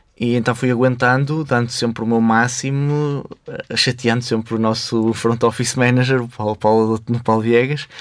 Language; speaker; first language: Portuguese; native; Portuguese